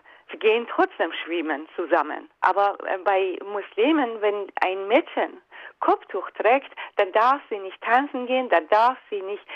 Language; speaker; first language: German; non-native, fluent; Persian